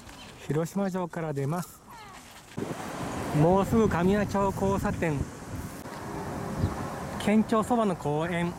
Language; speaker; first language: Japanese; native; Japanese